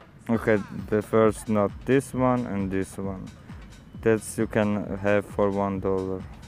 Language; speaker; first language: English; non-native, learner; German